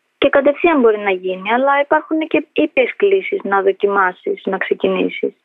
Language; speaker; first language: Greek; early bilingual, other home language; Albanian